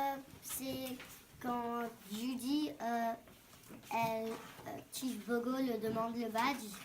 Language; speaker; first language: French; non-native, learner; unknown